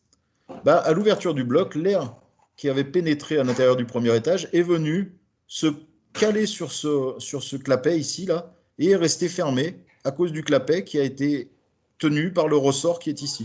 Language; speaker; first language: French; native; French